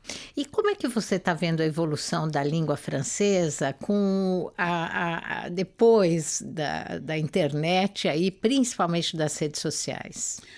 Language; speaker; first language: Portuguese; native; Portuguese